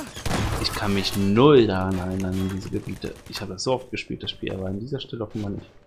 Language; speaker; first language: German; native; German